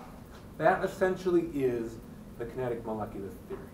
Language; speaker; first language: English; native; English